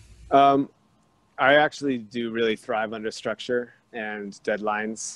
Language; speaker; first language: English; native; English